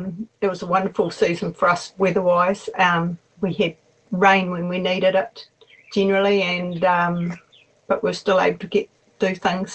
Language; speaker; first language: English; native; English